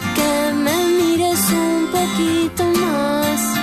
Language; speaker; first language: Spanish; native; Spanish